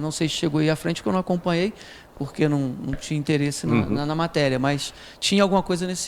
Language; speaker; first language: Portuguese; native; Portuguese